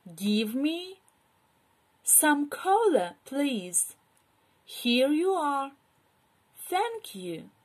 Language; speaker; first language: English; non-native, fluent; Ukrainian